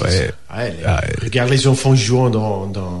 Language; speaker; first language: French; non-native, fluent; English